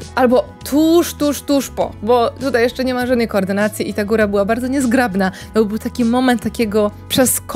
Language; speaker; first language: Polish; native; Polish